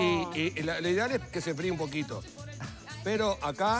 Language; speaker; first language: Spanish; native; Spanish